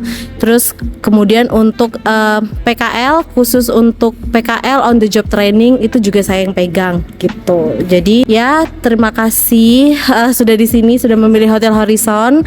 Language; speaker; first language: Indonesian; native; Indonesian